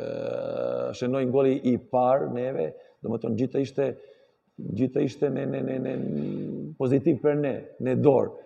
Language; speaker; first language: Albanian; non-native, learner; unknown